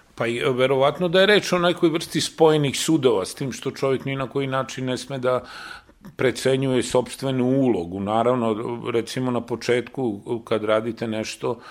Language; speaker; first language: Serbian; native; Serbian